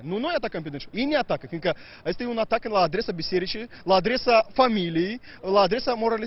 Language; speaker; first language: Romanian; native; Romanian